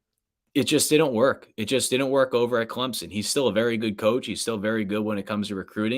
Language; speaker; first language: English; native; English